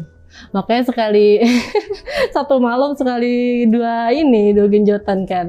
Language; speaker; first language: Indonesian; native; Indonesian